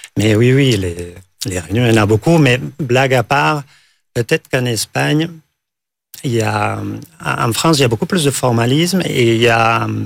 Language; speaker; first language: French; non-native, fluent; Catalan